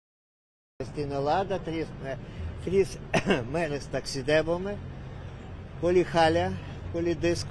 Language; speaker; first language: Greek; non-native, learner; Ukrainian